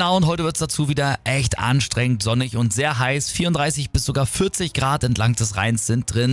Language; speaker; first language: German; native; German